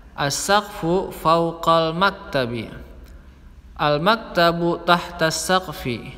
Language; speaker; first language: Arabic; non-native, fluent; Indonesian